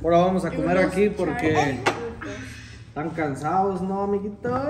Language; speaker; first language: Spanish; native; Spanish